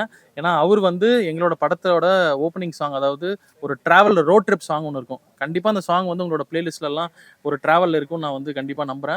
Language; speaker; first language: Tamil; native; Tamil